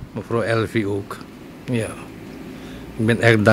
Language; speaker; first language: Dutch; non-native, local second language; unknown